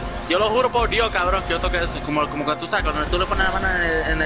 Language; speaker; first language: Spanish; early bilingual, heritage; Spanish